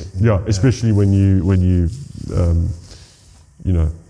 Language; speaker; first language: English; native; English